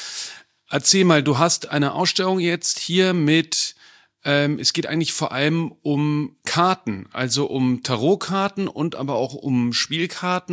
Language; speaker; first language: German; native; German